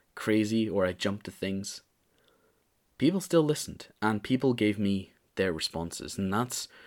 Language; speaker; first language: English; native; English